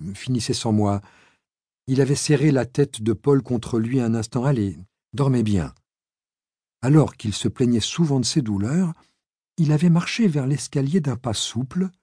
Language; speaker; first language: French; native; French